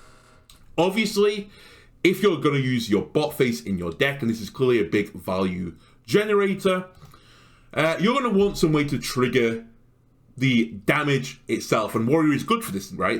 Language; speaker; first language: English; native; English